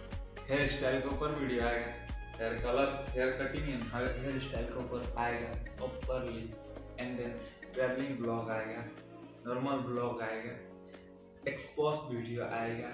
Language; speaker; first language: Hindi; non-native, local second language; Bangla